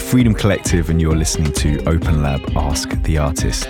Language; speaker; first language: English; native; English